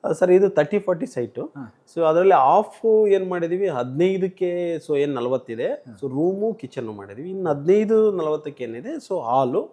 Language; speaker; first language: Kannada; native; Kannada